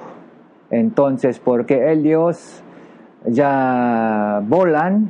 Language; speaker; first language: Spanish; non-native, learner; Filipino